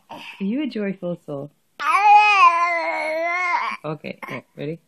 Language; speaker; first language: English; native; English